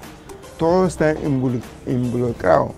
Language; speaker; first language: Spanish; non-native, local second language; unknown